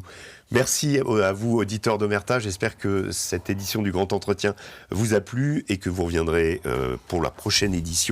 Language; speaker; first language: French; native; French